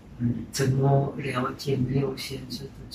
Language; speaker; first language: Chinese; non-native, fluent; Czech